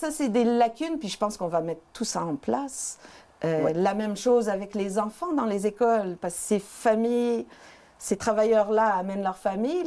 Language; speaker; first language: French; native; French